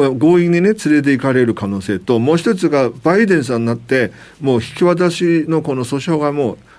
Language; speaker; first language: Japanese; non-native, fluent; Chinese